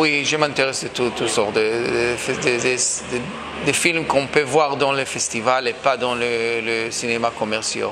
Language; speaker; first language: French; non-native, fluent; Hebrew